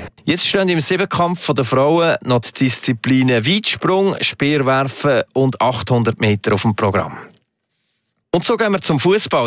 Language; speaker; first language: German; native; German